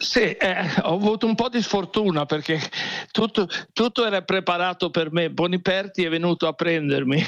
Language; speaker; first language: Italian; non-native, fluent; Swedish